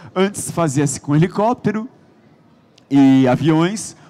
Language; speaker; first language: Portuguese; native; Portuguese